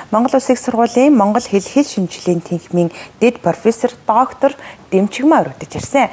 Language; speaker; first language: Mongolian; native; Mongolian